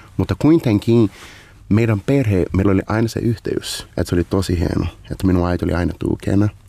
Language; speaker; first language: Finnish; non-native, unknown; Portuguese